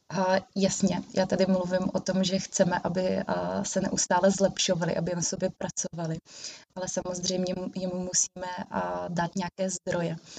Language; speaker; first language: Czech; native; Czech